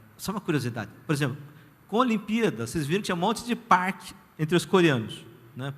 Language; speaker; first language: Portuguese; early bilingual, other home language; Korean